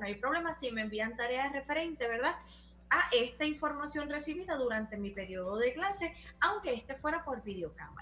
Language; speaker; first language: Spanish; native; Spanish